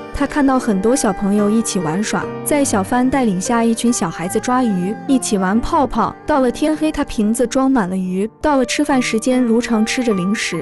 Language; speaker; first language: Chinese; native; Chinese